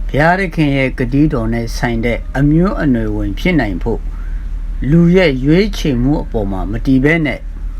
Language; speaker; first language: Burmese; non-native, local second language; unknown